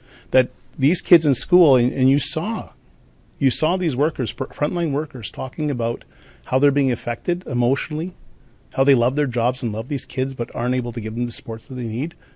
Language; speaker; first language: English; native; English